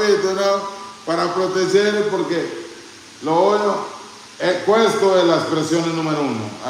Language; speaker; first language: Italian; non-native, learner; Portuguese